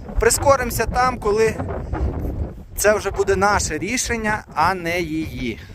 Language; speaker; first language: Ukrainian; non-native, local second language; Russian